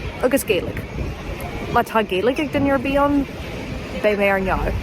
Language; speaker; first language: Irish; non-native, local second language; English